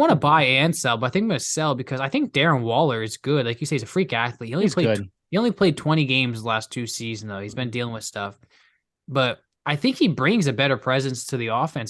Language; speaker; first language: English; native; English